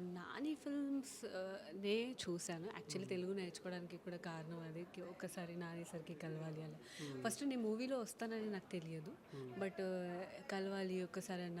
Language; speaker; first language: Telugu; non-native, fluent; Hindi